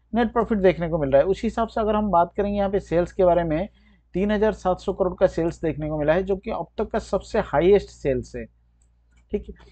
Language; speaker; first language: Hindi; native; Hindi